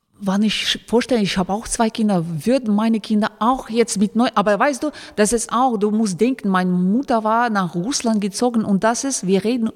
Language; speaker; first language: German; non-native, fluent; Russian